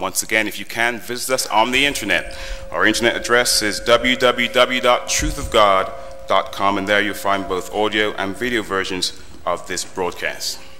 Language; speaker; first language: English; native; English